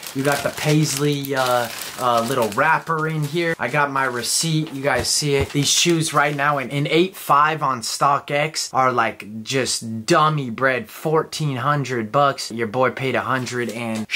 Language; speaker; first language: English; native; English